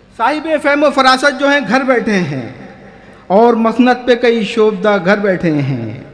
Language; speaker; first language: Urdu; native; Urdu